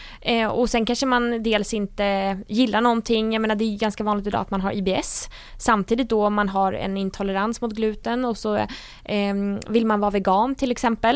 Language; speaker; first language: Swedish; native; Swedish